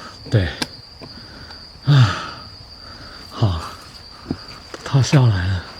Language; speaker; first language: Chinese; native; Chinese